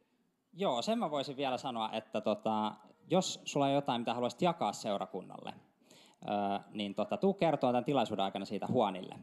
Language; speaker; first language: Finnish; native; Finnish